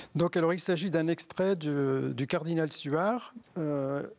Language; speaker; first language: French; native; French